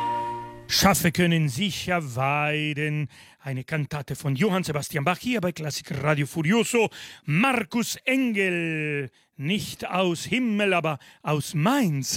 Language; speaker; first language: German; non-native, fluent; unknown